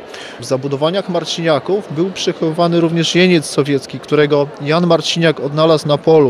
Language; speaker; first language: Polish; native; Polish